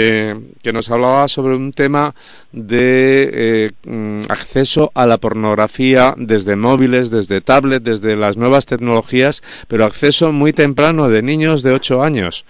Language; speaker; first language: Spanish; native; Spanish